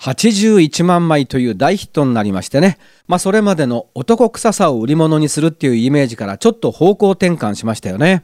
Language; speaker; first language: Japanese; native; Japanese